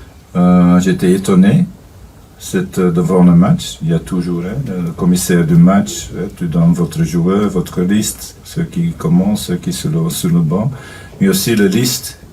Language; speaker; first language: French; non-native, fluent; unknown